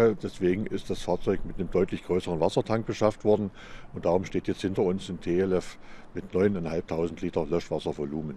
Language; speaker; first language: German; native; German